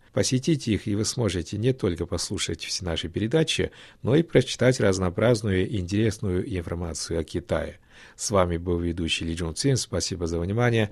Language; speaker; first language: Russian; non-native, fluent; Chinese